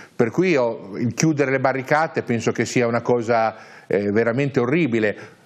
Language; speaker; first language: Italian; native; Italian